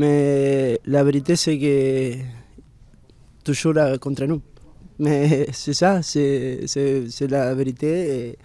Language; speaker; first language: French; non-native, learner; Spanish